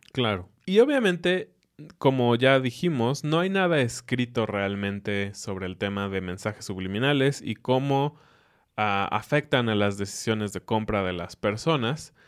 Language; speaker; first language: Spanish; native; Spanish